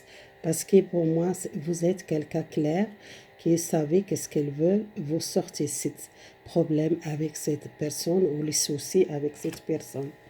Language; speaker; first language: French; non-native, learner; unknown